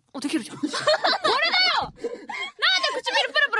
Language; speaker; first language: Japanese; native; Japanese